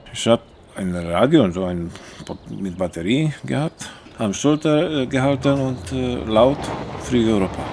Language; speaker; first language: German; non-native, fluent; Romanian